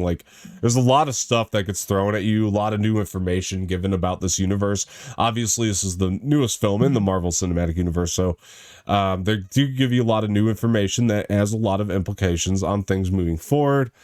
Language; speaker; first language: English; native; English